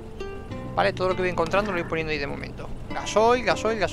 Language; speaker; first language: Spanish; native; Spanish